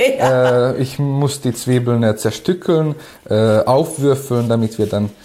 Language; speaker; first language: German; non-native, fluent; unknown